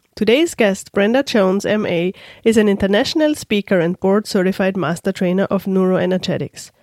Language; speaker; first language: English; non-native, fluent; German